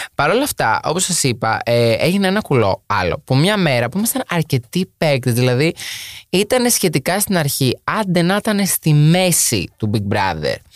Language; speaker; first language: Greek; native; Greek